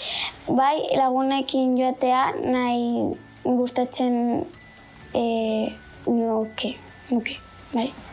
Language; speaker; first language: Basque; non-native, local second language; Spanish